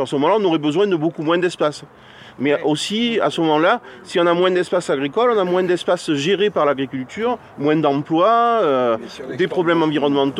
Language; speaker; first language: French; native; French